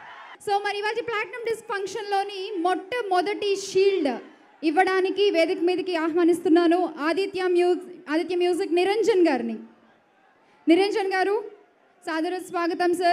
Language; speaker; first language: Telugu; native; Telugu